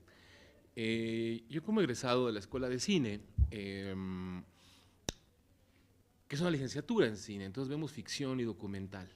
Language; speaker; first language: Spanish; native; Spanish